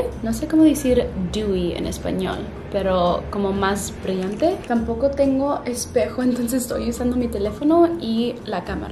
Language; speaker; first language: Spanish; early bilingual, heritage; Spanish